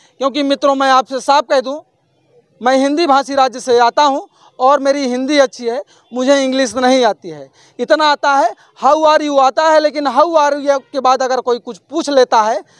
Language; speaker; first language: Hindi; native; Hindi